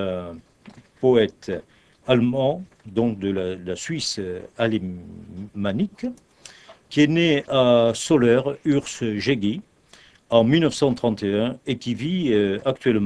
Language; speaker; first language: French; native; French